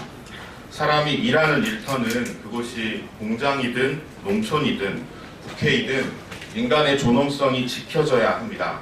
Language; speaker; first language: Korean; native; Korean